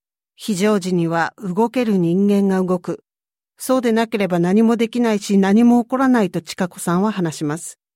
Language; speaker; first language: Japanese; native; Japanese